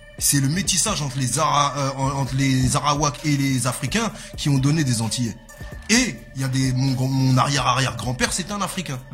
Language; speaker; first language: French; native; French